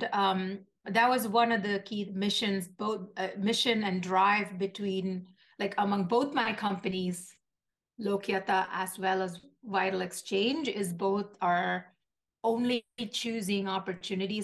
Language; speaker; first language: English; non-native, local second language; Malayalam